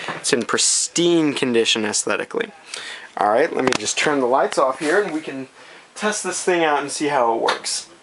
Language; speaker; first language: English; native; English